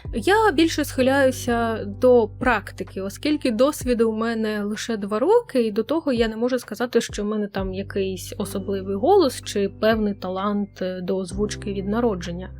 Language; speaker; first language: Ukrainian; non-native, local second language; Russian